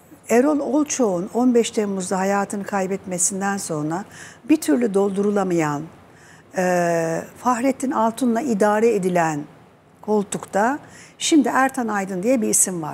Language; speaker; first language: Turkish; native; Turkish